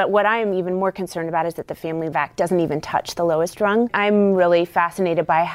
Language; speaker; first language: English; native; English